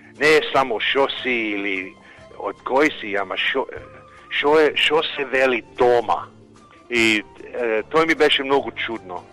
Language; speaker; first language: Macedonian; early bilingual, heritage; Macedonian